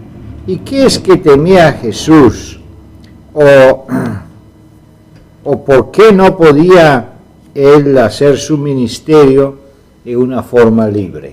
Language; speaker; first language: Spanish; non-native, fluent; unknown